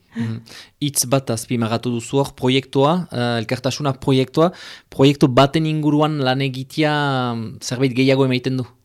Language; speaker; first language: Basque; native; Basque